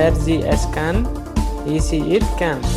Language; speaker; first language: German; non-native, learner; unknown